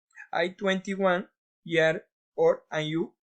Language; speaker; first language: English; non-native, learner; Spanish